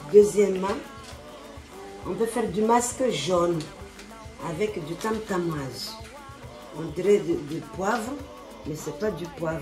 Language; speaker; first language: French; non-native, local second language; Comorian